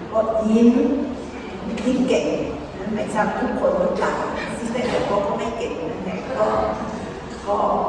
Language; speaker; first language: Thai; non-native, fluent; Spanish